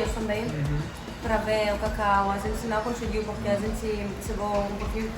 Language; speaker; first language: Portuguese; non-native, fluent; Greek